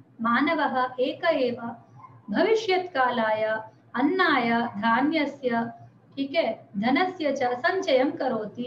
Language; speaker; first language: Hindi; native; Hindi